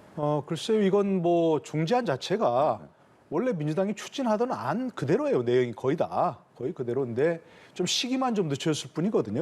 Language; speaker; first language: Korean; native; Korean